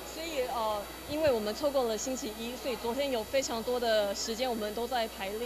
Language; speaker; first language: Chinese; native; Chinese